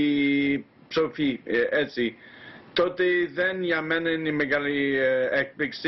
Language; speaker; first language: Greek; non-native, fluent; English